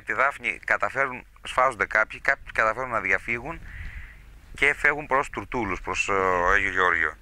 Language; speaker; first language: Greek; native; Greek